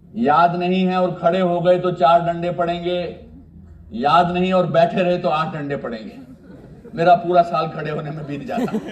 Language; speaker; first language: Hindi; native; Hindi